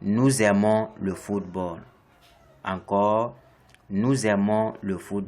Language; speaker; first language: French; non-native, fluent; English